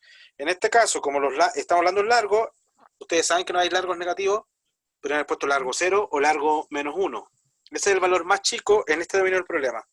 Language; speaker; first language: Spanish; native; Spanish